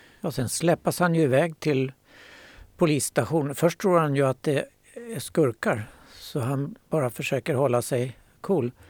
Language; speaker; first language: Swedish; native; Swedish